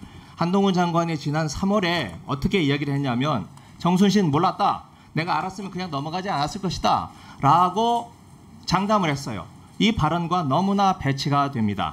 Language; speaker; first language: Korean; native; Korean